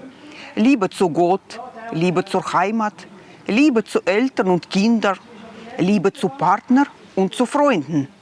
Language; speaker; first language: German; non-native, fluent; Russian